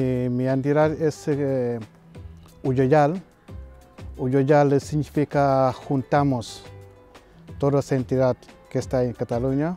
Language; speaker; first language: Spanish; non-native, learner; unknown